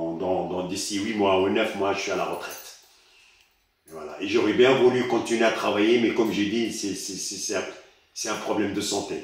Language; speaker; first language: French; early bilingual, other home language; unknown